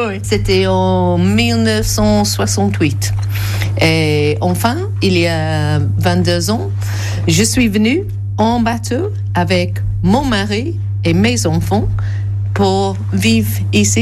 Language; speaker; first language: French; non-native, learner; English